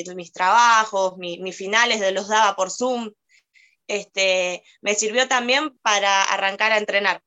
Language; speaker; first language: Spanish; native; Spanish